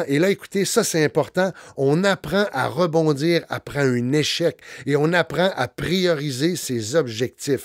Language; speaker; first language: French; native; French